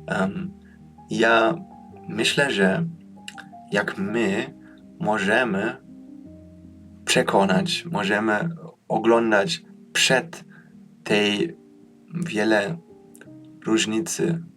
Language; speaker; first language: Polish; early bilingual, heritage; Polish